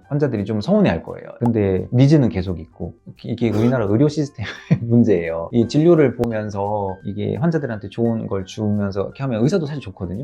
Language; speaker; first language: Korean; native; Korean